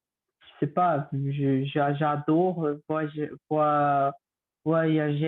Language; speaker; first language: French; non-native, learner; Spanish